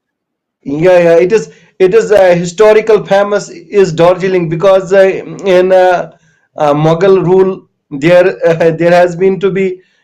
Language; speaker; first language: English; non-native, local second language; Kashmiri